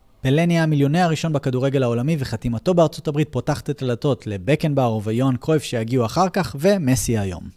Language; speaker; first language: Hebrew; native; Hebrew